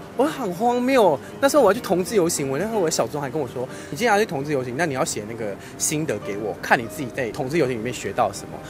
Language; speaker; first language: Chinese; early bilingual, other home language; Filipino